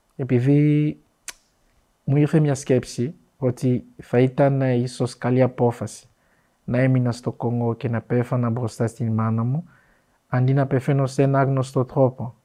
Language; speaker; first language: Greek; non-native, fluent; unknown